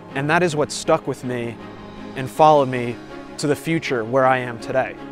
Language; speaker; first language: English; native; English